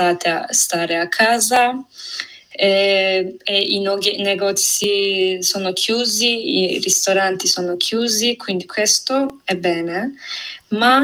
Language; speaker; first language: Italian; non-native, fluent; Turkish